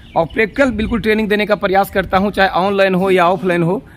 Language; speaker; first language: Hindi; native; Hindi